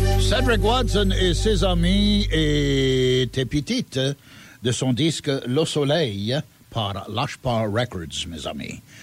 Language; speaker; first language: French; early bilingual, heritage; French